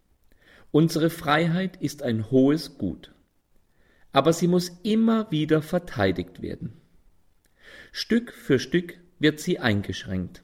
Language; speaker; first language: German; native; German